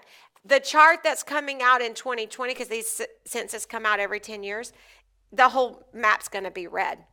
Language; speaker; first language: English; native; English